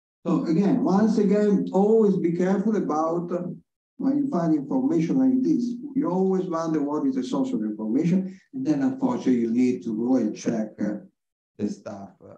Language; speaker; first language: English; non-native, fluent; Italian